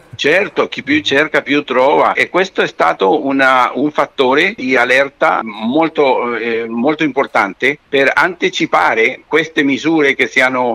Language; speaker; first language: Italian; non-native, fluent; Spanish